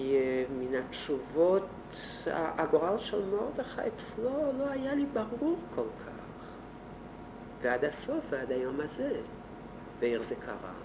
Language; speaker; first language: Hebrew; non-native, fluent; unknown